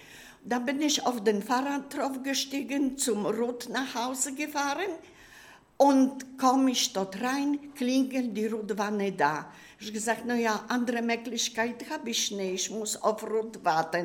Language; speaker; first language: German; non-native, learner; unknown